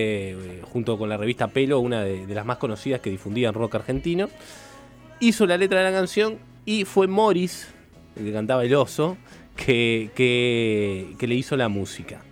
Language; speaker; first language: Spanish; native; Spanish